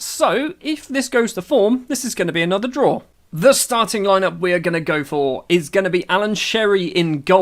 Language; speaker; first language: English; native; English